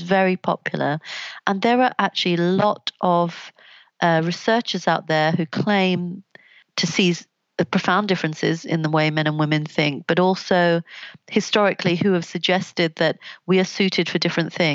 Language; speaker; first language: English; native; English